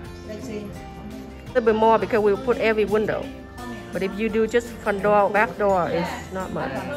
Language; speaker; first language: English; non-native, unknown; Vietnamese